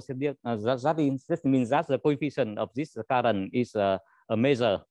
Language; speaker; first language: English; non-native, learner; Vietnamese